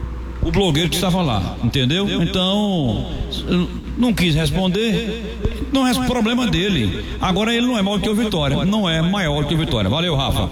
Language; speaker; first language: Portuguese; native; Portuguese